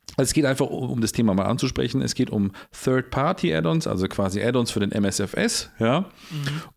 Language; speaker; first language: German; early bilingual, heritage; Polish